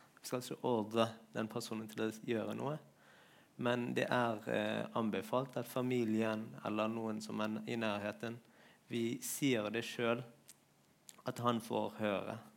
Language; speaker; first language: Norwegian; non-native, fluent; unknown